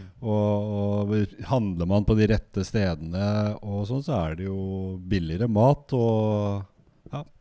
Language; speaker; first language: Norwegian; native; Norwegian